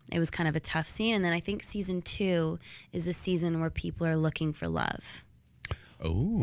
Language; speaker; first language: English; native; English